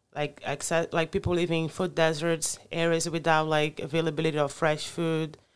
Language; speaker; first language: English; non-native, fluent; Portuguese